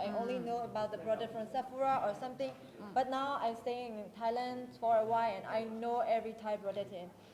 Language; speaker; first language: English; non-native, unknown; Burmese